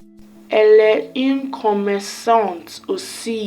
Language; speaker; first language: French; non-native, learner; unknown